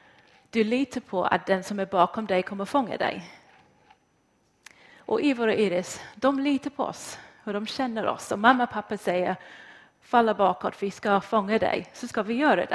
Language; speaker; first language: Swedish; non-native, fluent; English